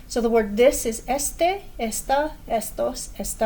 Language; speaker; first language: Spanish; non-native, fluent; English